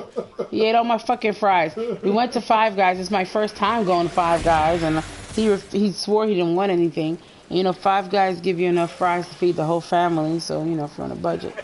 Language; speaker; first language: English; native; English